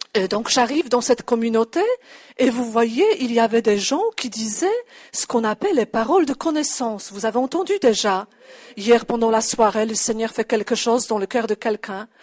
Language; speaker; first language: French; non-native, fluent; Polish